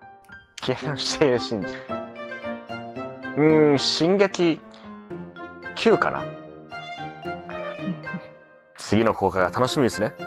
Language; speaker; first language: Japanese; native; Japanese